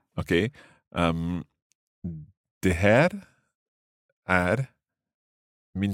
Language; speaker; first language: Swedish; non-native, learner; English